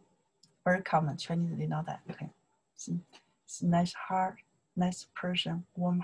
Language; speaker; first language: English; non-native, learner; Chinese